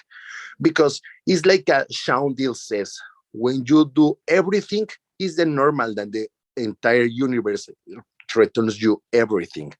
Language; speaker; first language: English; non-native, learner; Spanish